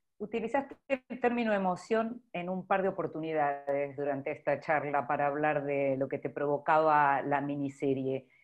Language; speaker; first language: Spanish; native; Spanish